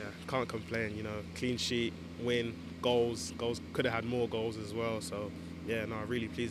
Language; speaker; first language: English; native; English